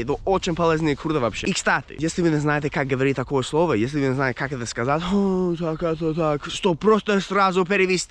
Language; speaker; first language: Russian; non-native, fluent; English